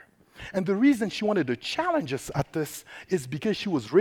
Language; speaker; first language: English; non-native, fluent; Sango